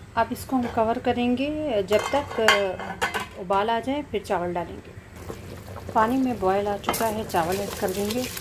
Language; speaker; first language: Hindi; native; Hindi